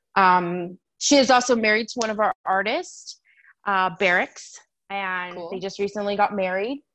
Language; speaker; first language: English; native; English